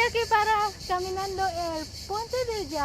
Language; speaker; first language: Spanish; non-native, learner; Filipino